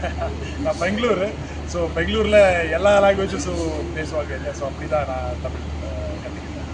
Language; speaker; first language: Tamil; non-native, local second language; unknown